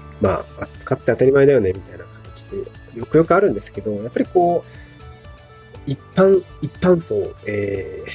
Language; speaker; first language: Japanese; native; Japanese